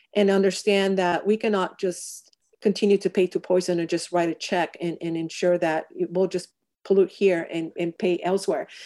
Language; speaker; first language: English; non-native, fluent; Spanish